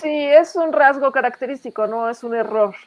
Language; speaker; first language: Spanish; native; Spanish